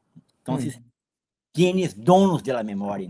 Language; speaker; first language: Spanish; non-native, learner; Portuguese